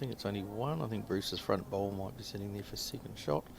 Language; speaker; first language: English; native; English